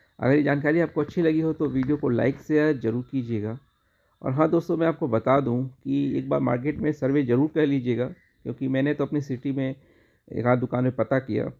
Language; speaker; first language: Hindi; native; Hindi